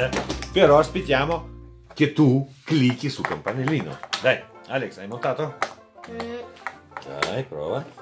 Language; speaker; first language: Italian; non-native, fluent; Russian